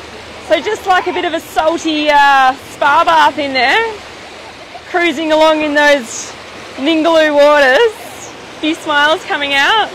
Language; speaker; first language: English; native; English